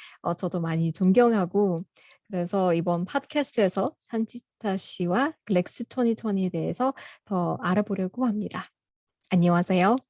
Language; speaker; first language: Korean; non-native, fluent; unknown